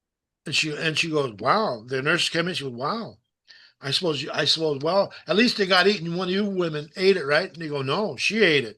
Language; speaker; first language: English; native; English